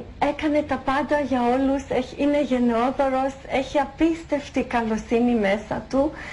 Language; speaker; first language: Greek; early bilingual, heritage; Greek